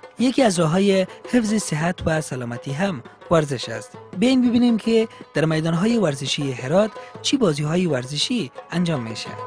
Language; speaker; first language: Persian; native; Persian